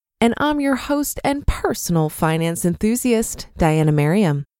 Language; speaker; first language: English; native; English